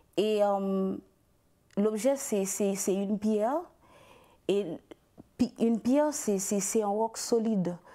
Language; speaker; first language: French; non-native, local second language; Haitian Creole